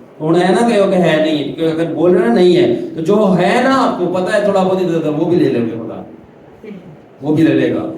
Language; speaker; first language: Urdu; non-native, local second language; Punjabi